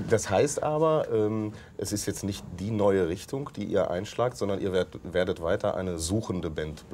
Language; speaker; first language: German; native; German